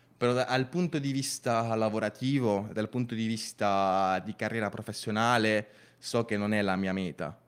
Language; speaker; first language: Italian; early bilingual, other home language; Spanish